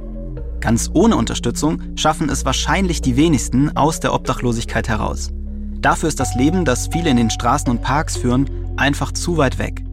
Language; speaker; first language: German; native; German